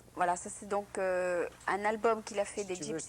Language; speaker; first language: French; native; French